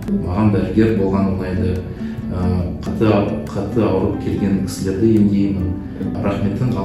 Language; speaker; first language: Kazakh; non-native, learner; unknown